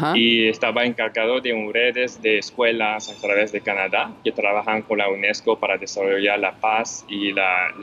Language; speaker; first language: Spanish; non-native, fluent; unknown